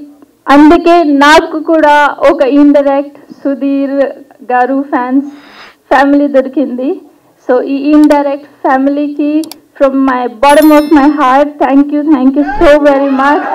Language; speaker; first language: Telugu; non-native, local second language; Hindi